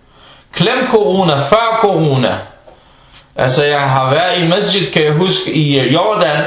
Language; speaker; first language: Danish; early bilingual, other home language; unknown